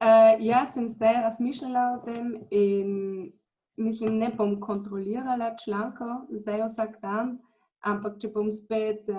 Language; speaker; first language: Slovenian; non-native, fluent; German